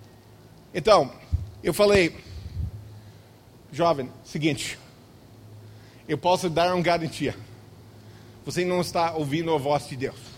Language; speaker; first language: Portuguese; non-native, fluent; English